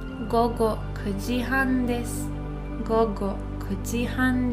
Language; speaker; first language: Japanese; non-native, fluent; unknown